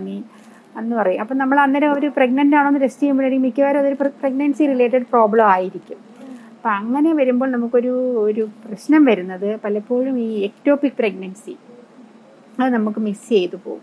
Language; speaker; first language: Malayalam; native; Malayalam